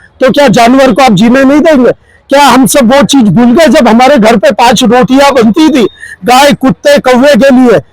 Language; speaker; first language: Hindi; non-native, local second language; Gujarati